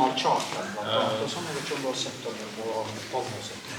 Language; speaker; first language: Norwegian; native; Norwegian